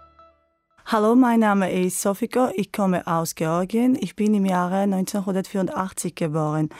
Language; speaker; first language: German; non-native, fluent; Georgian